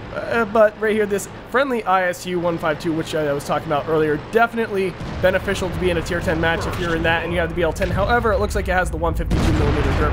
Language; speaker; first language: English; native; English